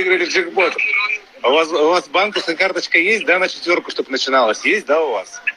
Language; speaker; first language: Russian; native; Russian